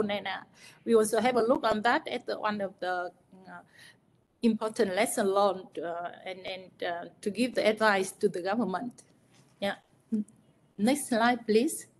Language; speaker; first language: English; non-native, fluent; Vietnamese